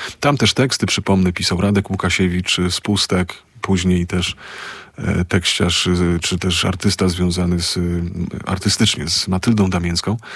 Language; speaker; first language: Polish; native; Polish